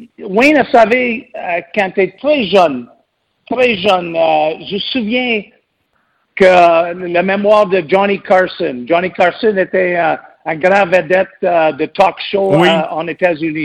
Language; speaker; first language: French; non-native, local second language; English